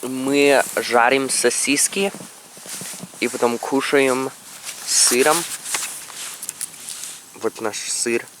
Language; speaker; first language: Russian; early bilingual, heritage; Russian